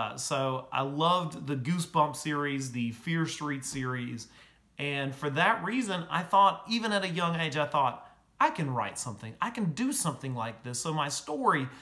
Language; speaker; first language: English; native; English